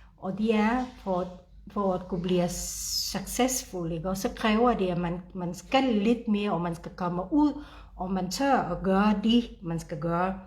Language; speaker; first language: Danish; non-native, fluent; Filipino